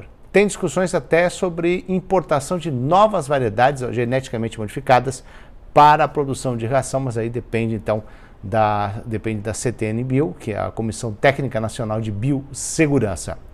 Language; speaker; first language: Portuguese; native; Portuguese